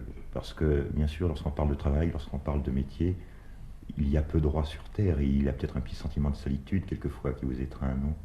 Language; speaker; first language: French; native; French